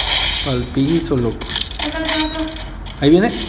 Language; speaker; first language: Spanish; native; Spanish